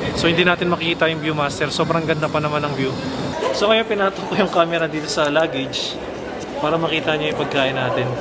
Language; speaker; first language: Filipino; native; Filipino